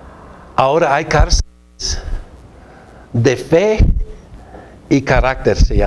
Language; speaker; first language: Spanish; non-native, fluent; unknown